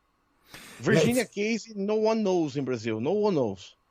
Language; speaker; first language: English; non-native, learner; Portuguese